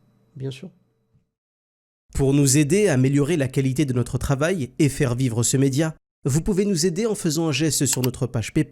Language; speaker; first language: French; native; French